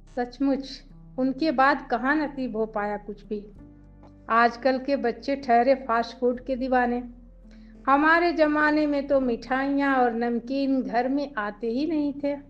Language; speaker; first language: Hindi; native; Hindi